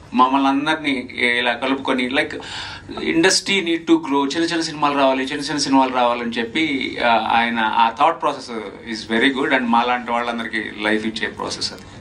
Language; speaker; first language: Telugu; native; Telugu